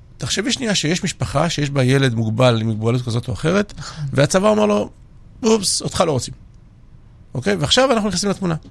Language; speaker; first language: Hebrew; early bilingual, other home language; Georgian